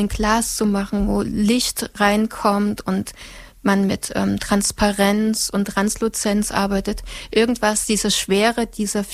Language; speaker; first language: German; native; German